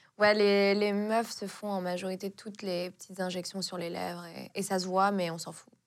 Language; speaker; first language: French; non-native, local second language; Arabic